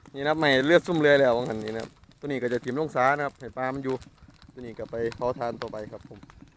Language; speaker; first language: Thai; native; Thai